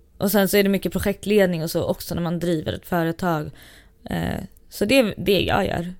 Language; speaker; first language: Swedish; native; Swedish